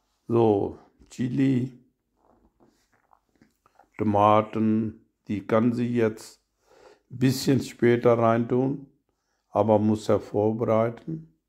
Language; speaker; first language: German; non-native, learner; Urdu